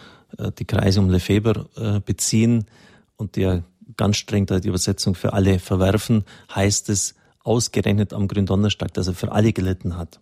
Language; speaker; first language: German; native; German